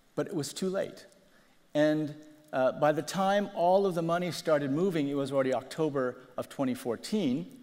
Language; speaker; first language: English; native; English